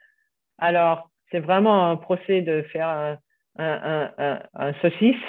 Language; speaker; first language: French; non-native, fluent; English